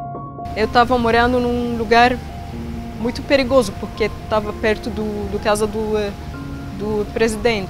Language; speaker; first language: Portuguese; non-native, learner; Arabic